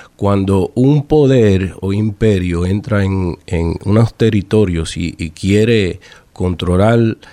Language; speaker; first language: Spanish; early bilingual, heritage; Spanish